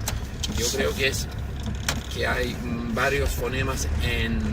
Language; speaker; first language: Spanish; non-native, fluent; English